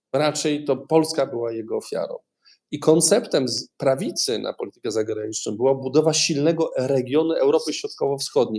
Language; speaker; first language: Polish; native; Polish